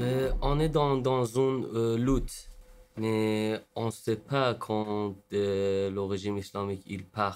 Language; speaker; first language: French; non-native, learner; Persian